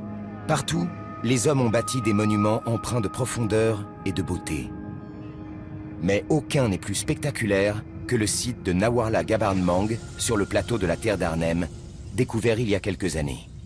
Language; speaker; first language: French; native; French